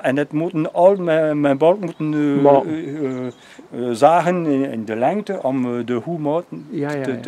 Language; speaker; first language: Dutch; non-native, local second language; French